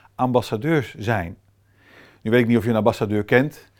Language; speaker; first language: Dutch; non-native, fluent; Portuguese